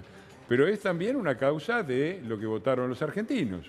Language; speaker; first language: Spanish; native; Spanish